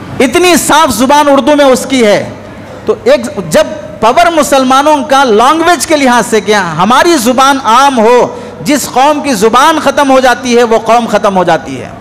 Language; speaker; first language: Urdu; native; Urdu